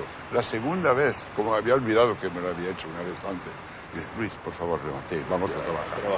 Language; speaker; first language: Spanish; non-native, fluent; French